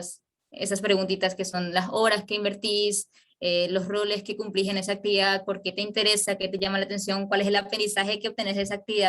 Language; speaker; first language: Spanish; native; Spanish